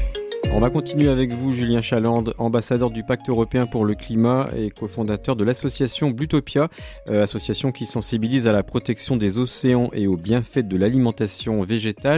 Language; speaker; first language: French; native; French